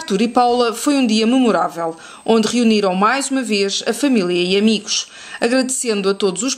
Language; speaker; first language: Portuguese; native; Portuguese